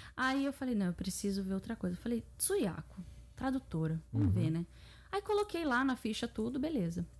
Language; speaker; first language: Portuguese; early bilingual, heritage; Portuguese